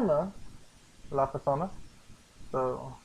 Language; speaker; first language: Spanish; non-native, learner; English